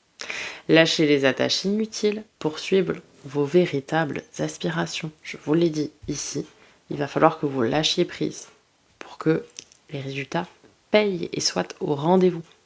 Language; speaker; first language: French; native; French